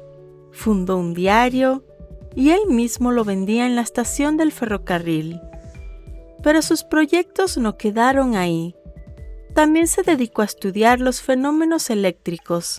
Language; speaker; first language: Spanish; native; Spanish